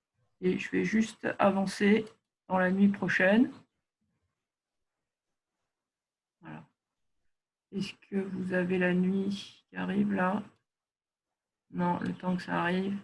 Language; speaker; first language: French; native; French